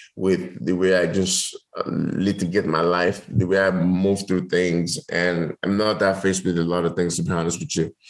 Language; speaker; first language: English; non-native, local second language; Yoruba